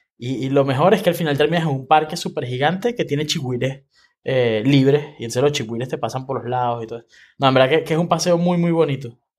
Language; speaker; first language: Spanish; native; Spanish